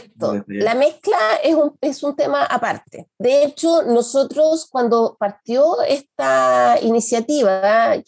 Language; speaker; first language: Spanish; native; Spanish